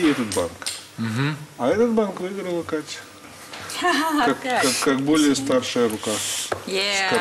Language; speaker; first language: Russian; native; Russian